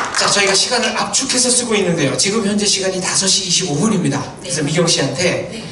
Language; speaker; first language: Korean; native; Korean